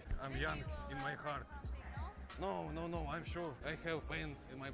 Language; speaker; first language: English; non-native, learner; Russian